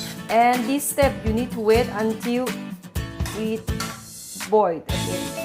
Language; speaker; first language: English; non-native, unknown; Thai